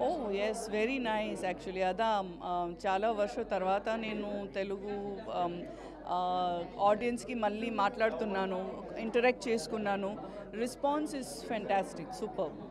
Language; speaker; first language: Telugu; non-native, learner; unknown